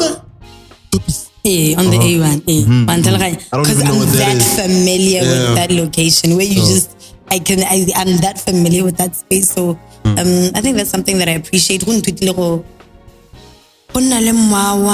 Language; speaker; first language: English; non-native, local second language; Tswana